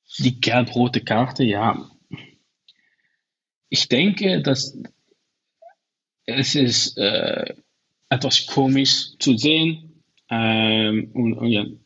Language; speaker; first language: German; non-native, learner; Dutch